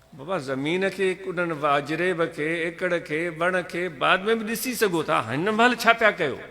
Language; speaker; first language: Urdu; non-native, local second language; Sindhi